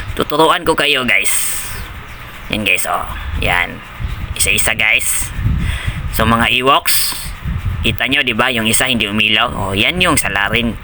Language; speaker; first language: Filipino; non-native, local second language; Cebuano